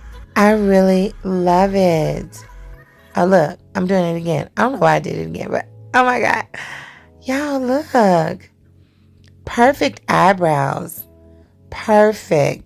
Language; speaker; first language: English; native; English